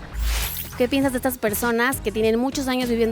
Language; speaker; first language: Spanish; native; Spanish